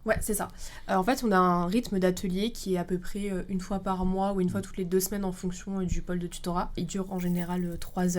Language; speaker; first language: French; native; French